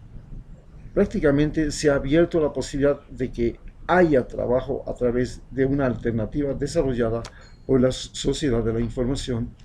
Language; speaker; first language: Spanish; native; Spanish